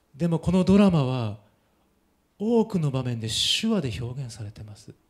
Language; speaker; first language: Japanese; native; Japanese